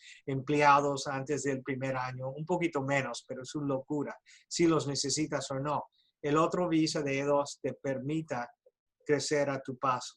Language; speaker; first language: Spanish; early bilingual, heritage; Spanish